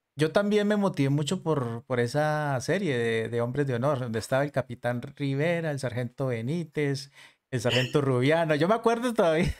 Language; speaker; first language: Spanish; native; Spanish